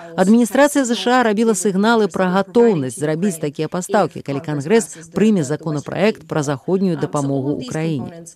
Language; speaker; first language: Belarusian; native; Belarusian